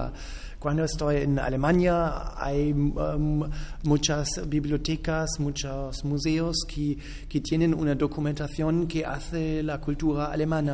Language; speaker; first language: Spanish; non-native, fluent; German